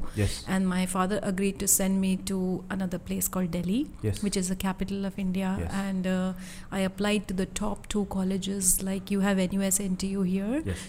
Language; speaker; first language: English; non-native, local second language; Hindi